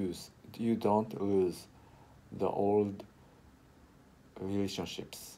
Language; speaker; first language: English; non-native, learner; Japanese